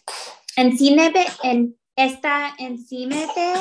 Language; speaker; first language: Spanish; non-native, learner; English